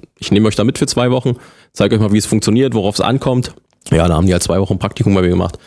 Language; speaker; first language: German; native; German